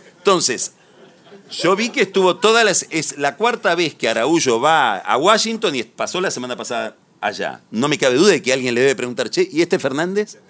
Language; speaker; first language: Spanish; native; Spanish